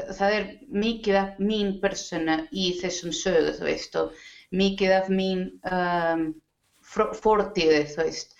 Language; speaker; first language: Icelandic; non-native, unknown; Spanish